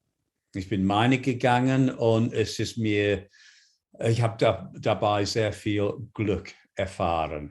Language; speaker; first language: German; non-native, fluent; English